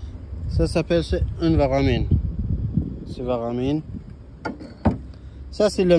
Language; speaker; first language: French; non-native, learner; Persian